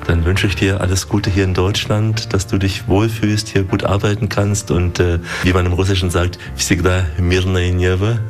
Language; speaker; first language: German; native; German